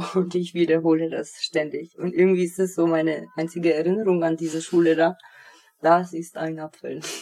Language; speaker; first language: German; early bilingual, other home language; Polish